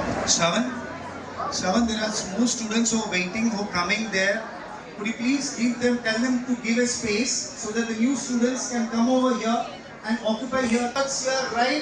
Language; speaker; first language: English; non-native, local second language; Telugu